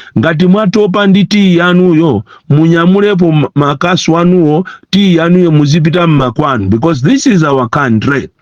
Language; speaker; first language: Nyanja; non-native, local second language; Tumbuka